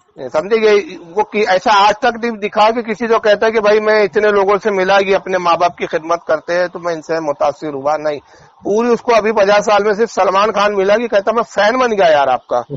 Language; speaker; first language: Urdu; native; Urdu